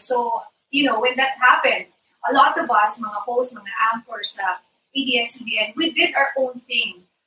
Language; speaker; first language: English; non-native, local second language; Iloko